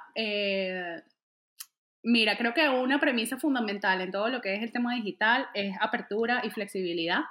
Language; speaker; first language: Spanish; native; Spanish